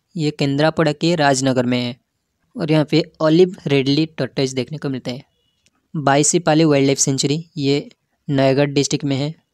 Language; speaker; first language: Hindi; non-native, local second language; Odia